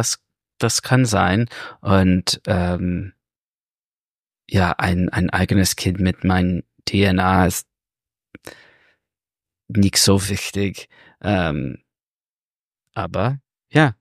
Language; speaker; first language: German; non-native, learner; English